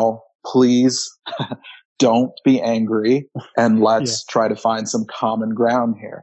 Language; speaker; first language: English; native; English